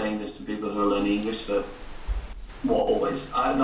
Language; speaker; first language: English; native; English